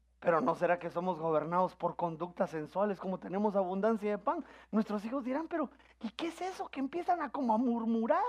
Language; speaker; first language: Spanish; native; Spanish